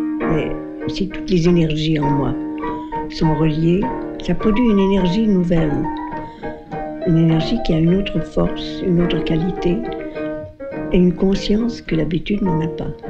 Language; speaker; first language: French; native; French